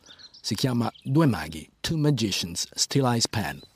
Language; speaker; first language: Italian; native; Italian